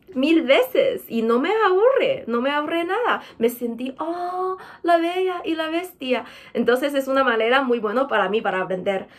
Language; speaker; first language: Spanish; non-native, fluent; Chinese